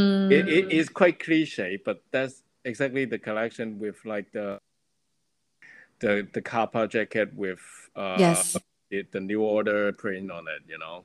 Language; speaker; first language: English; non-native, local second language; Cantonese